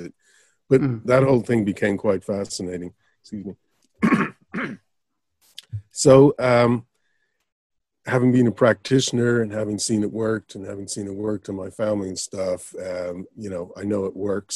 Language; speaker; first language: English; native; English